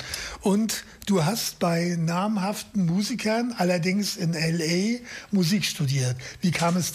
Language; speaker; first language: German; native; German